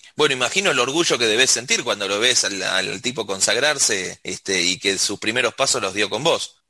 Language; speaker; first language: Spanish; native; Spanish